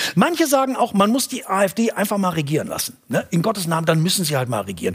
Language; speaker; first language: German; native; German